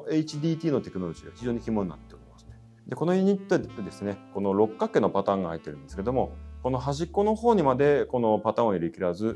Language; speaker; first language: Japanese; native; Japanese